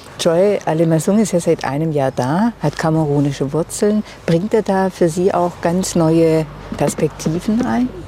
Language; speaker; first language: German; native; German